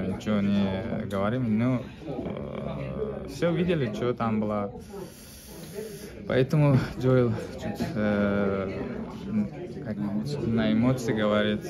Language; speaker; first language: Russian; non-native, local second language; Uzbek